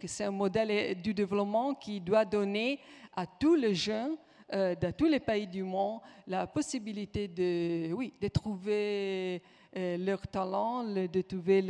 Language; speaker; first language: French; non-native, fluent; Italian